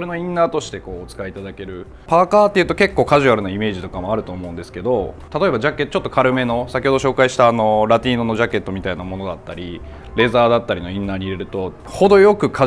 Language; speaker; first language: Japanese; native; Japanese